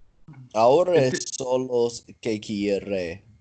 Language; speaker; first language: Spanish; non-native, learner; English